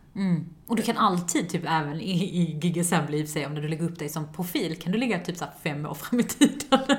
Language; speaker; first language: Swedish; early bilingual, other home language; Persian